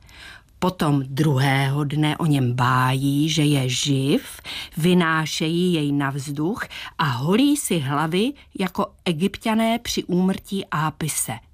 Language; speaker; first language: Czech; native; Czech